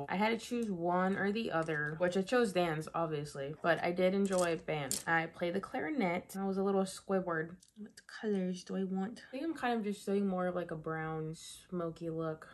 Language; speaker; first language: English; native; English